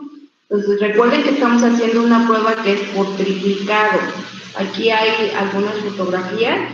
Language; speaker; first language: Spanish; native; Spanish